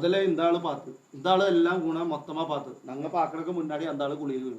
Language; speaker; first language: Tamil; non-native, learner; Malayalam